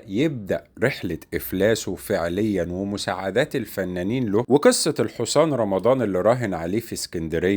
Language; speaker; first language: Arabic; native; Arabic